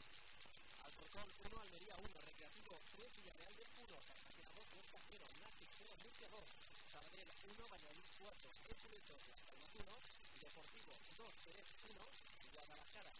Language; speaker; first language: Spanish; native; Spanish